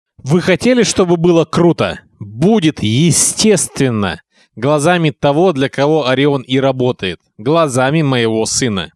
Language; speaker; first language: Russian; native; Russian